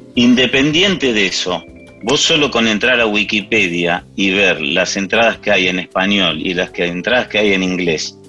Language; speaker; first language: Spanish; early bilingual, other home language; English